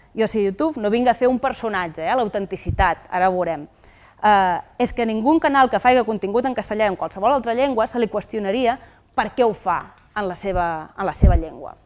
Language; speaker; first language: Catalan; native; Catalan